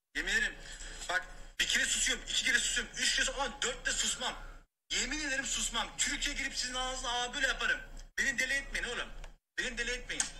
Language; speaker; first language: Turkish; early bilingual, heritage; Turkish